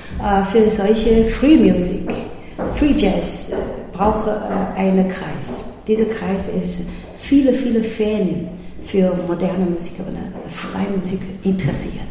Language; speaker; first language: German; non-native, learner; Chinese